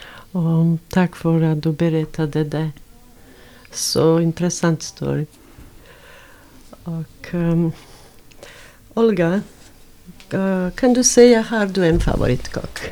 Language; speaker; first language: Swedish; non-native, fluent; Bosnian